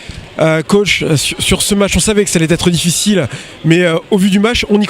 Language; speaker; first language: French; native; French